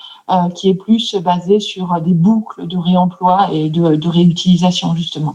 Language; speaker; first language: French; native; French